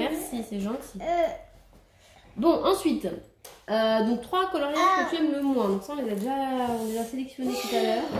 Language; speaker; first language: French; native; French